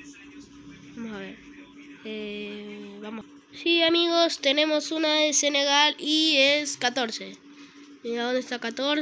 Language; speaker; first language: Spanish; native; Spanish